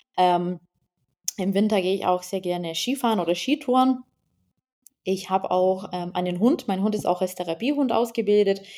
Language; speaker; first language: German; non-native, fluent; Lithuanian